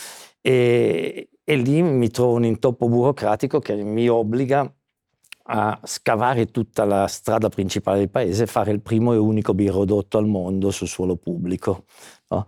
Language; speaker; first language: Italian; native; Italian